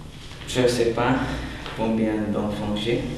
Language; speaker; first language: French; non-native, learner; Hungarian